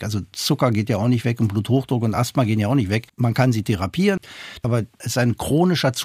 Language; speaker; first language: German; non-native, fluent; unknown